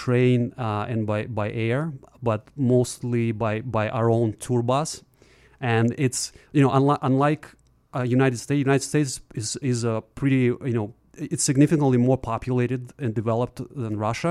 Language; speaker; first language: English; non-native, fluent; Russian